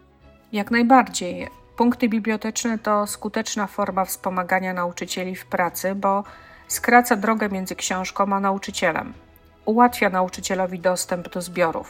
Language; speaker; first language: Polish; native; Polish